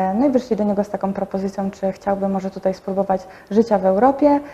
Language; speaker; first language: Polish; native; Polish